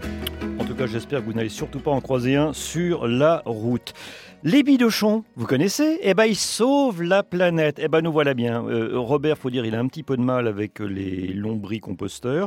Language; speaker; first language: French; native; French